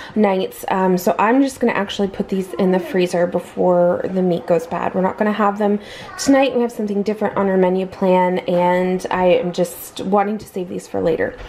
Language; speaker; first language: English; native; English